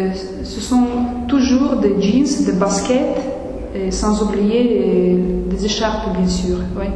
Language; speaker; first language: French; non-native, fluent; Russian